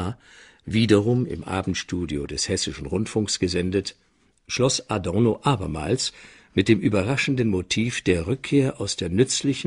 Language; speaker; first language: German; native; German